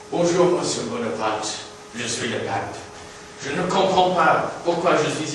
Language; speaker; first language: French; non-native, learner; English